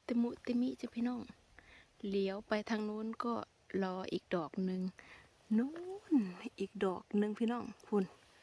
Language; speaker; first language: Thai; native; Thai